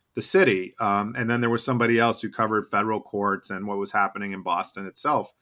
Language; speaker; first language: English; native; English